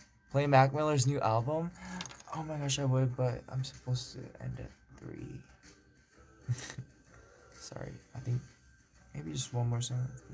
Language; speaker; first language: English; early bilingual, other home language; Korean